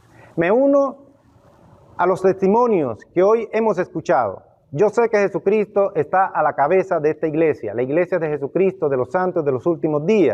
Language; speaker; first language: Spanish; native; Spanish